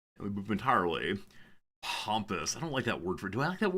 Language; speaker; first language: English; native; English